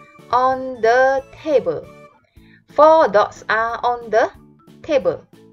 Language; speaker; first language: English; non-native, local second language; Chinese